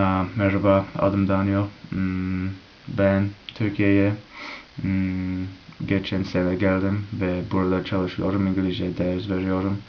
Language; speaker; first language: Turkish; non-native, learner; English